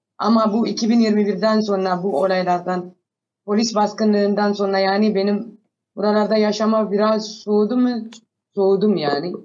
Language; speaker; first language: Turkish; non-native, learner; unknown